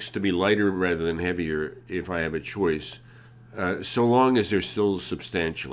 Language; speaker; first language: English; early bilingual, other home language; Hungarian